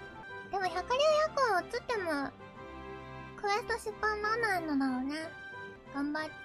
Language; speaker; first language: Japanese; native; Japanese